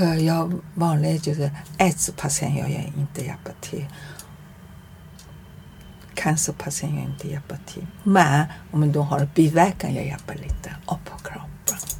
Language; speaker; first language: Swedish; non-native, learner; Chinese